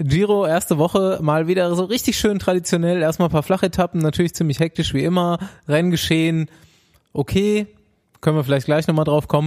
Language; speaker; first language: German; native; German